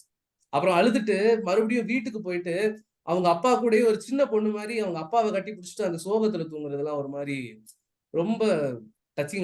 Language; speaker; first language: Tamil; native; Tamil